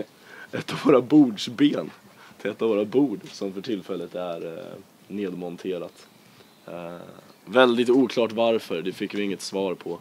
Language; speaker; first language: Swedish; native; Swedish